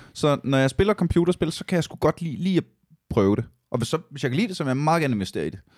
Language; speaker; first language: Danish; native; Danish